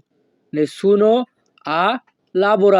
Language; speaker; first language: Italian; non-native, fluent; Bangla